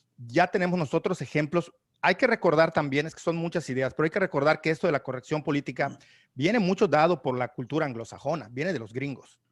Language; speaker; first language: Spanish; native; Spanish